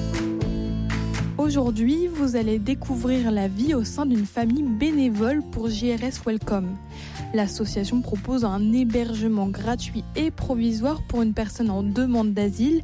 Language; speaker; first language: French; native; French